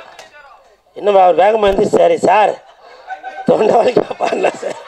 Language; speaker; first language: Tamil; native; Tamil